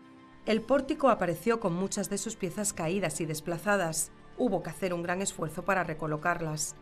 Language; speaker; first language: Spanish; native; Spanish